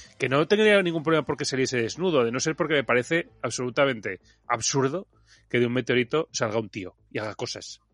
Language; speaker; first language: Spanish; native; Spanish